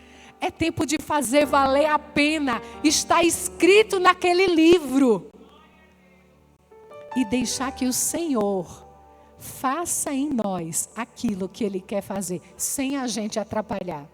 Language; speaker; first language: Portuguese; native; Portuguese